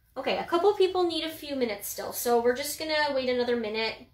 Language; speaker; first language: English; native; English